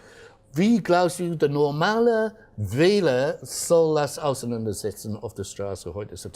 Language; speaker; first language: German; non-native, fluent; English